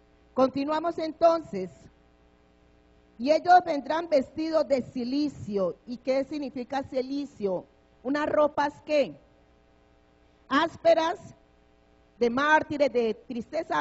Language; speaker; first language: Spanish; native; Spanish